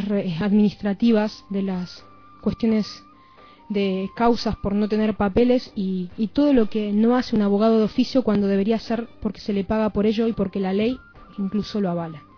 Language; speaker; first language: Spanish; native; Spanish